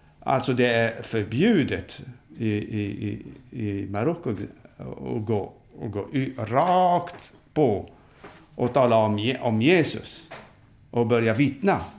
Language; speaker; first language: Swedish; non-native, fluent; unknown